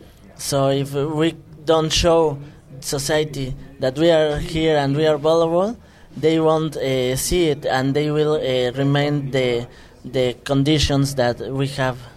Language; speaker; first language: English; non-native, fluent; Spanish